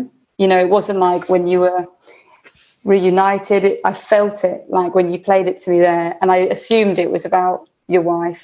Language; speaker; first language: English; native; English